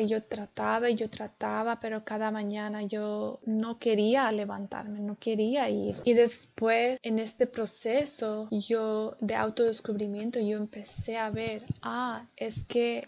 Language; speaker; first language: Spanish; early bilingual, heritage; Spanish